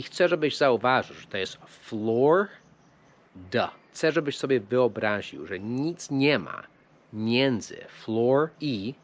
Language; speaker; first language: Polish; non-native, fluent; English